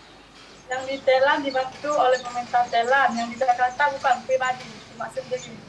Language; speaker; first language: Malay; non-native, local second language; Achinese